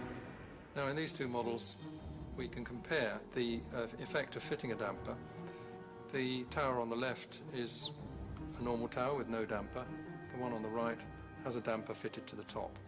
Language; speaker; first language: English; native; English